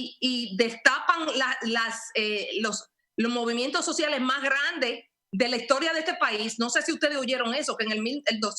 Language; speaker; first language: Spanish; early bilingual, heritage; Spanish